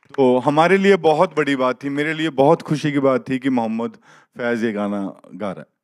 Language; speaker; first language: Hindi; native; Hindi